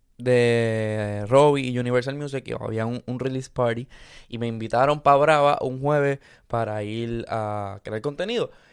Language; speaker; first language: Spanish; early bilingual, other home language; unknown